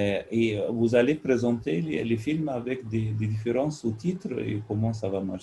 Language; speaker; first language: French; non-native, learner; Arabic